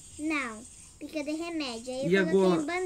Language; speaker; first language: Portuguese; early bilingual, heritage; Portuguese